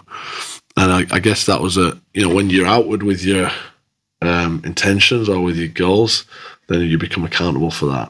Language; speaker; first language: English; native; English